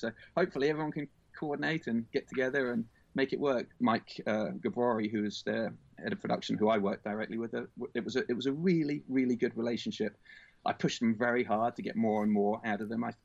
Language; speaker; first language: English; native; English